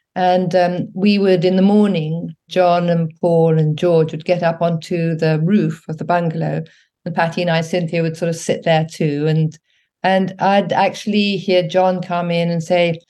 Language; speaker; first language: English; native; English